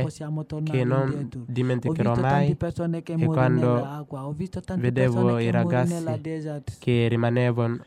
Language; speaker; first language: Italian; non-native, fluent; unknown